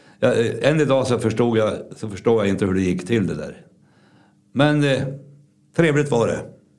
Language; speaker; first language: Swedish; native; Swedish